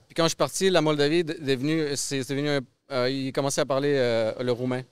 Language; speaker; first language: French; early bilingual, other home language; Russian